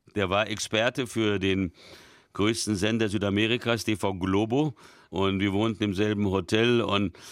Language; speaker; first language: German; early bilingual, other home language; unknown